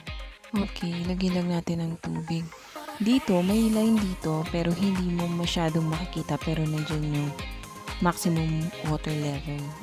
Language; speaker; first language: Filipino; native; Filipino